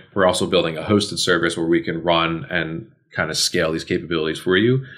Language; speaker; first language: English; native; English